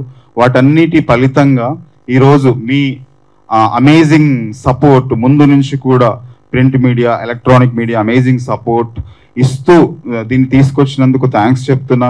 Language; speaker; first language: Telugu; native; Telugu